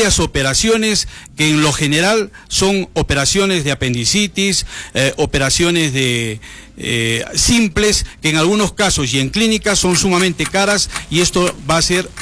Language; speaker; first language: Spanish; native; Spanish